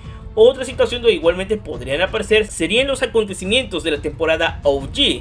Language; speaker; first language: Spanish; native; Spanish